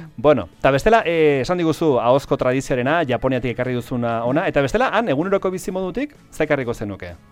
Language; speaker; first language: Basque; native; Basque